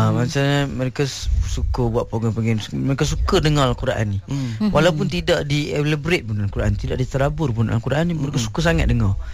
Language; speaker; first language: Malay; native; Malay